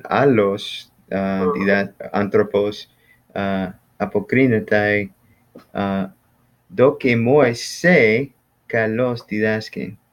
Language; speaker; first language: Greek; non-native, learner; English